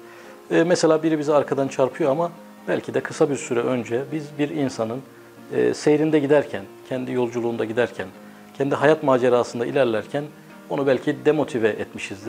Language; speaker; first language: Turkish; native; Turkish